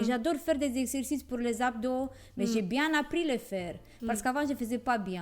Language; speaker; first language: French; non-native, fluent; Romanian